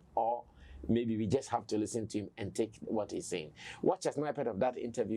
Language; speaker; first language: English; non-native, local second language; Akan